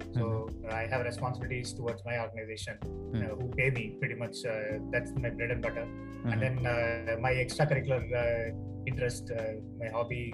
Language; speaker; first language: English; non-native, local second language; Tamil